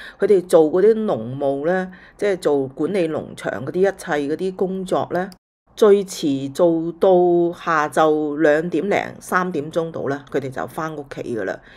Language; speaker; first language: Cantonese; early bilingual, heritage; Cantonese